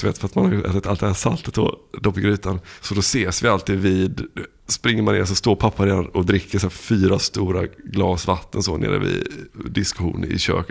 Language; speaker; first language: Swedish; native; Swedish